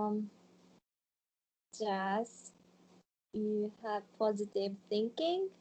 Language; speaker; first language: English; non-native, learner; Japanese